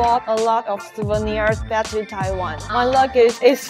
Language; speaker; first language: English; non-native, learner; Chinese